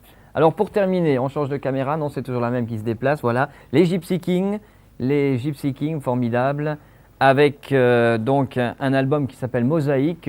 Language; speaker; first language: French; native; French